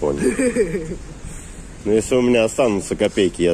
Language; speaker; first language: Russian; native; Russian